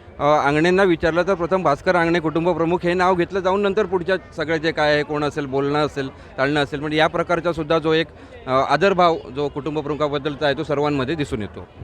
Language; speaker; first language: Marathi; native; Marathi